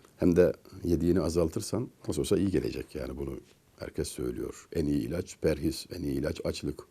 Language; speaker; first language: Turkish; native; Turkish